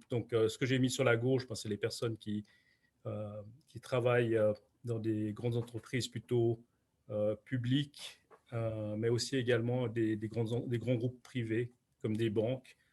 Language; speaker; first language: French; native; French